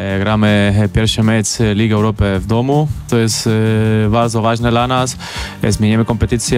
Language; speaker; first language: Polish; non-native, learner; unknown